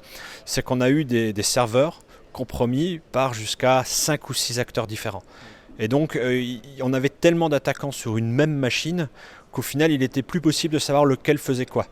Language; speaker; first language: French; native; French